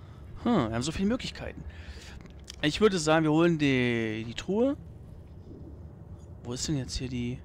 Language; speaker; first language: German; native; German